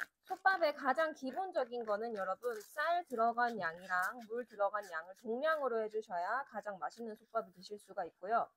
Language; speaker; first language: Korean; native; Korean